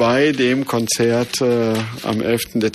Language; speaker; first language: German; native; German